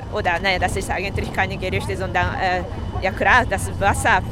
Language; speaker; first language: German; non-native, fluent; Japanese